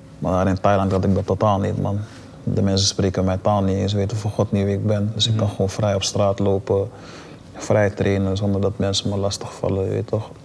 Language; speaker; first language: Dutch; native; Dutch